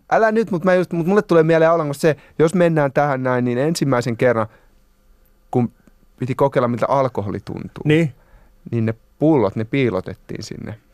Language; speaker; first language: Finnish; native; Finnish